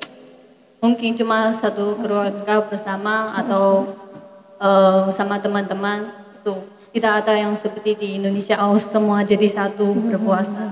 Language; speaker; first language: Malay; non-native, fluent; Chinese